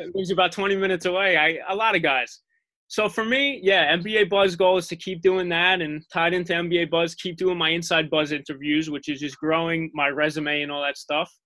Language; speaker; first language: English; native; English